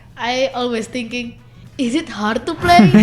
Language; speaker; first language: English; non-native, learner; Indonesian